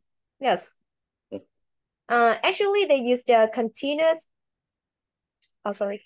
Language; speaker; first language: English; non-native, learner; Vietnamese